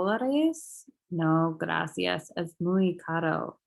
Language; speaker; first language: Spanish; non-native, learner; English